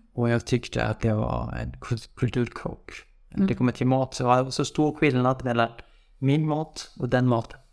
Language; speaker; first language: Swedish; non-native, fluent; Persian